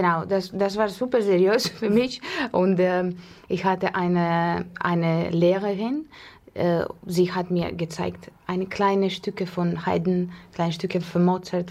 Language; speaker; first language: German; non-native, learner; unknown